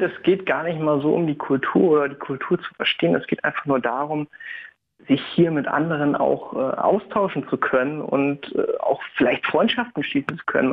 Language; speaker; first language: German; native; German